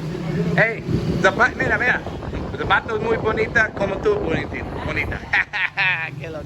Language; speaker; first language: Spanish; non-native, learner; English